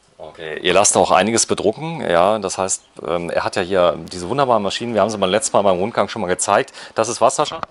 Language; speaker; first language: German; native; German